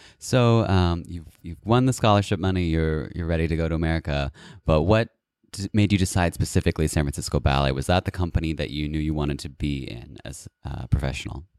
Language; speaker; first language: English; native; English